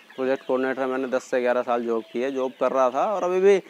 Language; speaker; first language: Hindi; native; Hindi